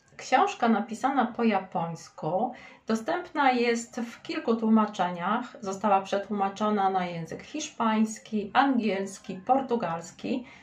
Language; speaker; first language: Polish; native; Polish